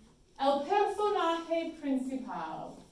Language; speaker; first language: Spanish; non-native, fluent; English